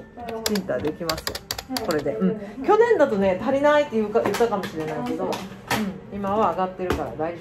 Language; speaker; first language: Japanese; native; Japanese